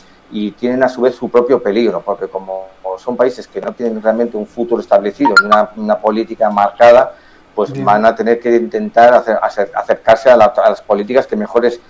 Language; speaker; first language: Spanish; native; Spanish